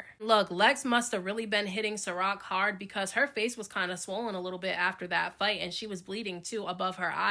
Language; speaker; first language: English; native; English